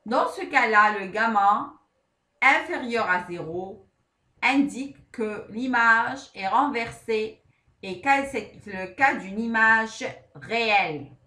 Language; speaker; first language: French; non-native, local second language; Arabic